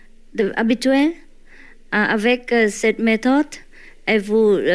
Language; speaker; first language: French; non-native, learner; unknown